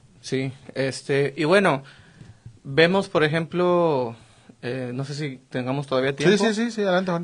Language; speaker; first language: Spanish; native; Spanish